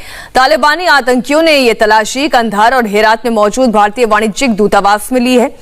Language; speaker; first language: Hindi; native; Hindi